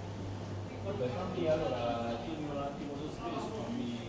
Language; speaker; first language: Italian; native; Italian